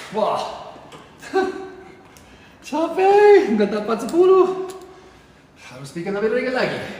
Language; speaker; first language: Indonesian; non-native, fluent; English